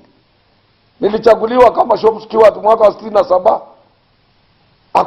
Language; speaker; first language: Swahili; non-native, local second language; Luyia